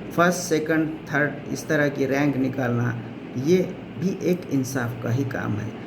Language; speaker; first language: Hindi; non-native, local second language; Marathi